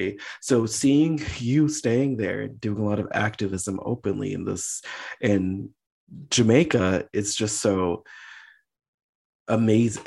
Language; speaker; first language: English; native; English